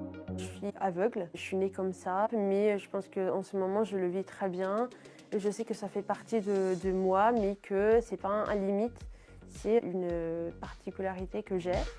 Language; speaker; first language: French; non-native, fluent; Italian